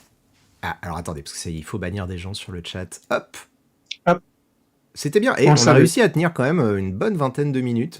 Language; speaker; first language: French; native; French